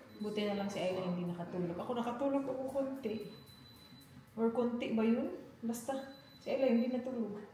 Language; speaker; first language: Filipino; non-native, local second language; Cebuano